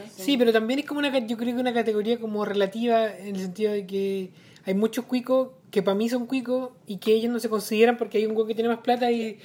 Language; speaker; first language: Spanish; native; Spanish